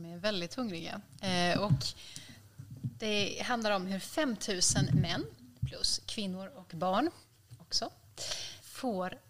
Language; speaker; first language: Swedish; native; Swedish